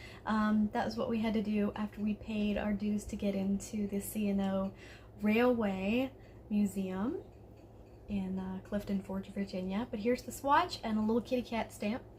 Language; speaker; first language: English; native; English